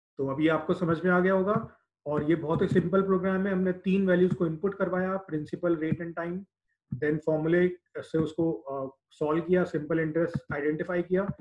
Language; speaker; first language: Hindi; native; Hindi